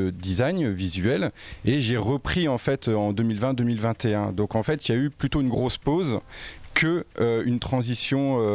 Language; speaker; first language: French; native; French